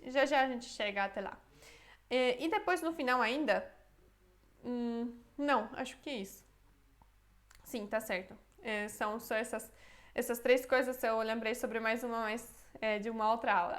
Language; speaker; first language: Portuguese; non-native, fluent; Polish